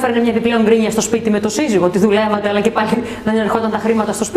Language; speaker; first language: Greek; native; Greek